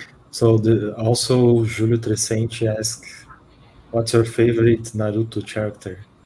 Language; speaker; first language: English; non-native, fluent; Portuguese